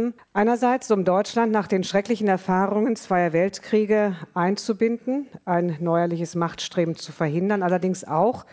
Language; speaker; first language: German; native; German